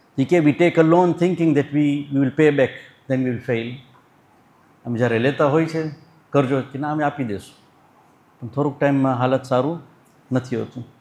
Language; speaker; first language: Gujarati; early bilingual, heritage; Gujarati